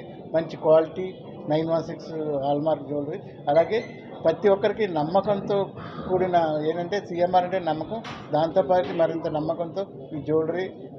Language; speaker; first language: Telugu; native; Telugu